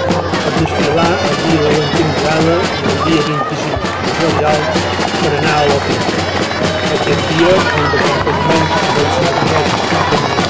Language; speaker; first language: Catalan; native; Catalan